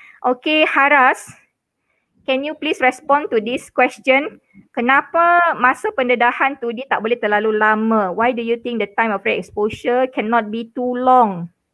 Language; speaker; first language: English; non-native, local second language; Malay